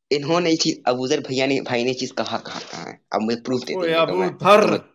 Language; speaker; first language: Hindi; native; Hindi